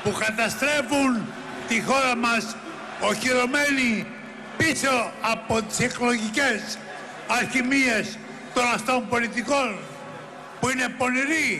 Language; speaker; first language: Greek; native; Greek